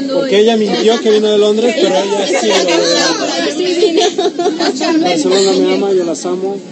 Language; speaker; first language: Spanish; native; Spanish